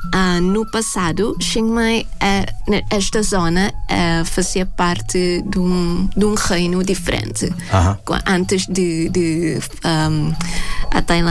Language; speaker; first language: Portuguese; non-native, fluent; Thai